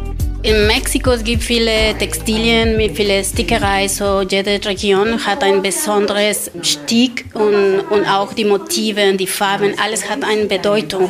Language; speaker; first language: German; non-native, learner; Spanish